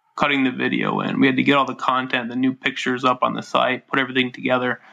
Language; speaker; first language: English; native; English